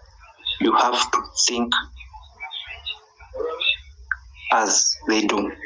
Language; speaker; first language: English; non-native, local second language; Swahili